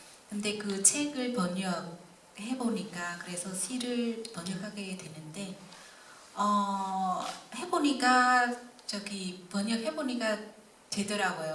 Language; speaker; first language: Korean; non-native, fluent; Vietnamese